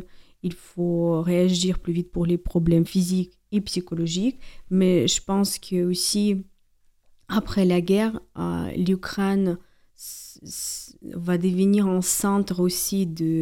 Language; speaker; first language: French; non-native, fluent; Ukrainian